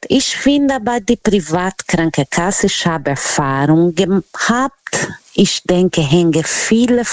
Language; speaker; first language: German; non-native, learner; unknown